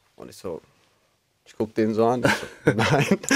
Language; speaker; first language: German; non-native, fluent; Albanian